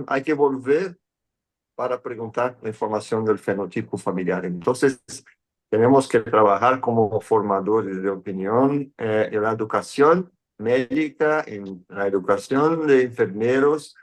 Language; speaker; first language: Spanish; non-native, fluent; Portuguese